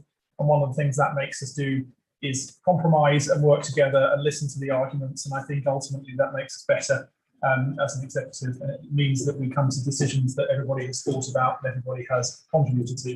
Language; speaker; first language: English; native; English